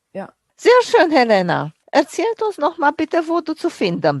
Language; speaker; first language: German; native; German